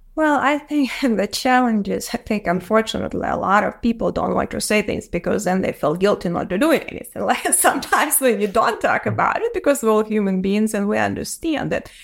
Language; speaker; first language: English; non-native, fluent; Ukrainian